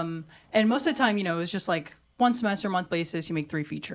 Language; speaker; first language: English; native; English